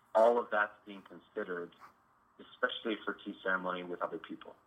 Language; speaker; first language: English; native; English